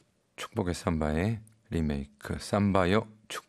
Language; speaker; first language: Korean; native; Korean